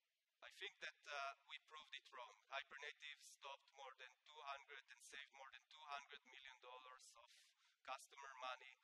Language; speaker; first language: English; non-native, fluent; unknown